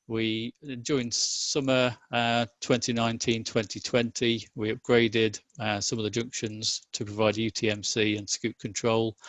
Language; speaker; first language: English; native; English